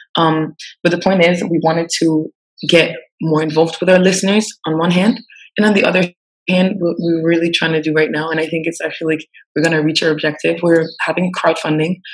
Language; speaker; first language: English; non-native, fluent; French